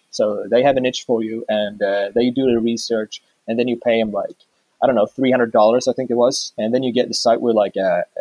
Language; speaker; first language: English; non-native, fluent; Swedish